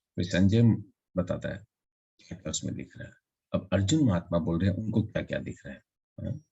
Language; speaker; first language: Hindi; non-native, local second language; Assamese